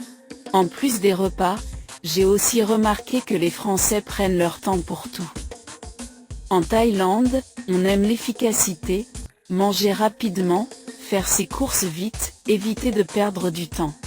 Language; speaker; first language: French; non-native, fluent; Thai